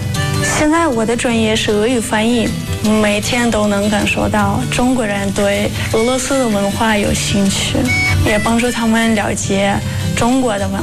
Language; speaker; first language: Chinese; non-native, fluent; Russian